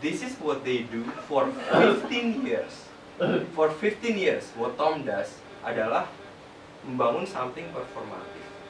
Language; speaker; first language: English; non-native, fluent; Indonesian